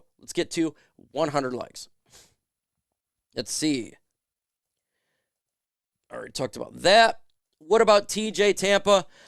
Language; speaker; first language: English; native; English